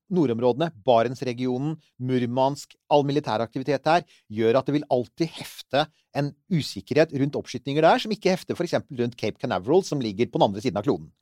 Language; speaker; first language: Norwegian; native; Norwegian